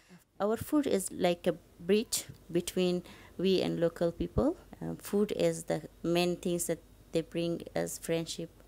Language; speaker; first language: English; non-native, learner; Persian